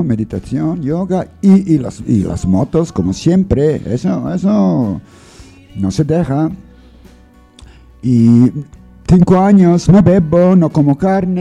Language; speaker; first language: Spanish; non-native, learner; English